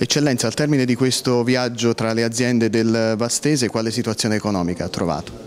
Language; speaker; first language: Italian; native; Italian